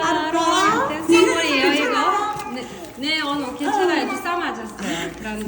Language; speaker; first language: Korean; non-native, learner; Kazakh